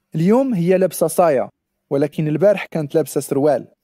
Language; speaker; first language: Arabic; non-native, learner; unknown